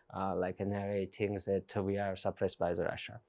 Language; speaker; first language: English; non-native, fluent; Georgian